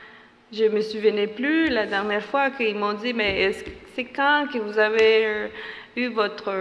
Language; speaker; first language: French; non-native, fluent; Spanish